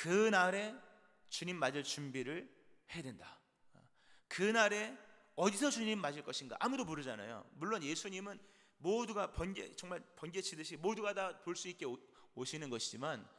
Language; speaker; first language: Korean; native; Korean